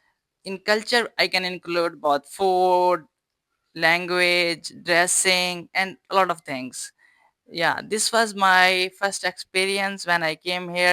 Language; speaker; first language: English; non-native, fluent; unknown